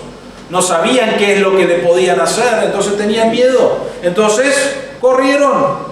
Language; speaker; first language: Spanish; native; Spanish